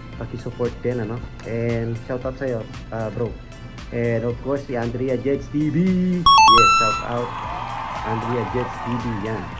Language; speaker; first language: Filipino; non-native, local second language; Pampanga